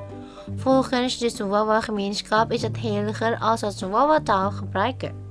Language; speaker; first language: Dutch; non-native, learner; Indonesian